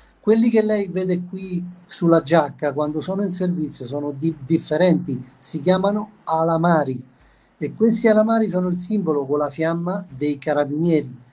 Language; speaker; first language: Italian; native; Italian